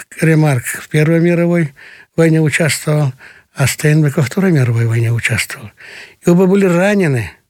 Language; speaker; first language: Russian; non-native, local second language; Kyrgyz